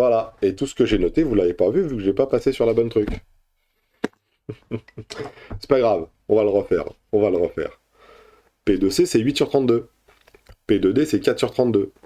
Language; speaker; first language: French; native; French